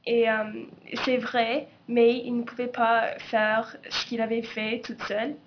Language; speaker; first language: French; non-native, local second language; English